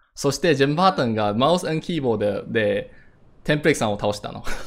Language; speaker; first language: Japanese; non-native, learner; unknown